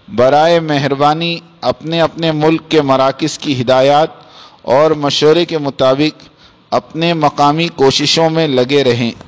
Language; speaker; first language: Urdu; native; Urdu